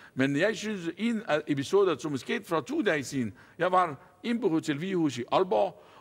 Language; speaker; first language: Danish; non-native, fluent; Arabic